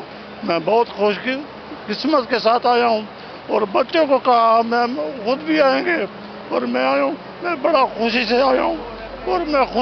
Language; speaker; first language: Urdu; non-native, local second language; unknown